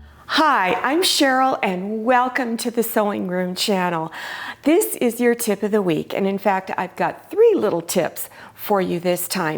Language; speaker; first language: English; native; English